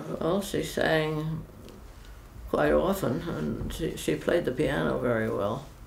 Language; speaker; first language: English; native; English